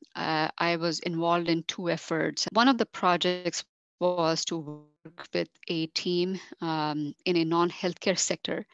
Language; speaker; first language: English; non-native, local second language; Marathi